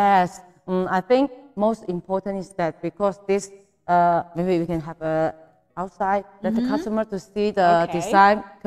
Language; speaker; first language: English; non-native, fluent; Chinese